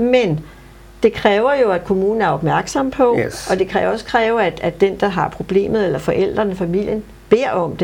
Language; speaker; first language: Danish; native; Danish